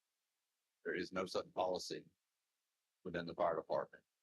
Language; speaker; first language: English; native; English